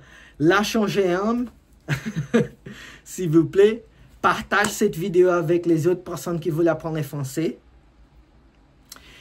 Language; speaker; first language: French; non-native, learner; Portuguese